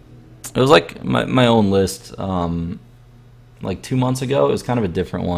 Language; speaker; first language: English; native; English